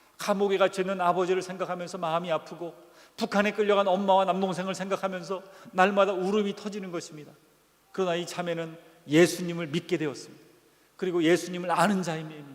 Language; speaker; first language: Korean; native; Korean